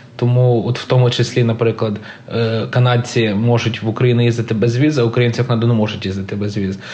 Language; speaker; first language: Ukrainian; early bilingual, heritage; Ukrainian